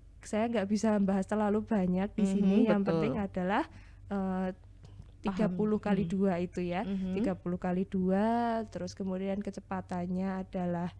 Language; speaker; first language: Indonesian; native; Indonesian